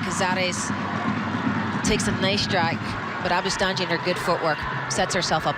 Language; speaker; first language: English; native; English